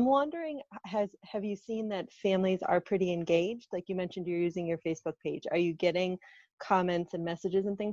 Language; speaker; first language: English; native; English